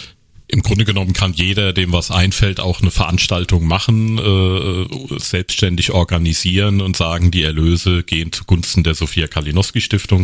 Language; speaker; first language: German; native; German